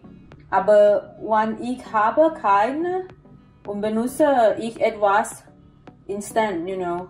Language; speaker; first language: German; non-native, learner; Thai